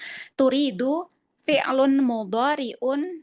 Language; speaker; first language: Arabic; non-native, learner; Indonesian